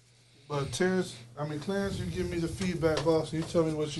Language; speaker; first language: English; native; English